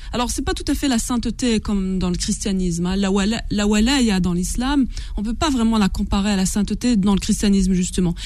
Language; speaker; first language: French; non-native, local second language; Kabyle